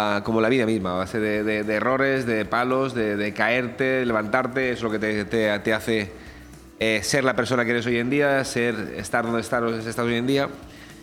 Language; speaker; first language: Spanish; native; Spanish